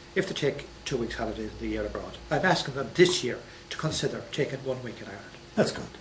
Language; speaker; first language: English; native; English